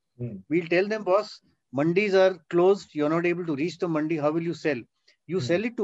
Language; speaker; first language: English; non-native, local second language; Hindi